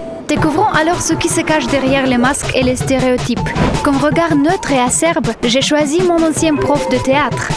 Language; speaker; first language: French; non-native, fluent; Russian